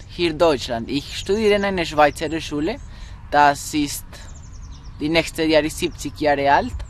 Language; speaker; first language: German; non-native, learner; Spanish